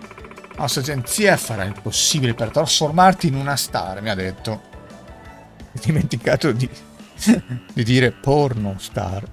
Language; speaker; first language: Italian; native; Italian